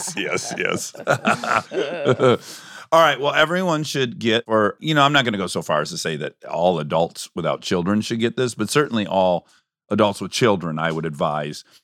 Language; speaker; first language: English; native; English